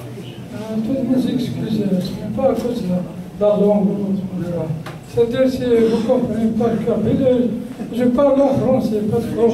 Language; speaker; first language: French; non-native, local second language; Kabyle